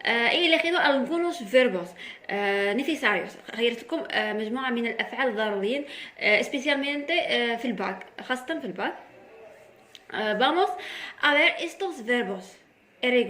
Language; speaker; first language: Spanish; non-native, fluent; Arabic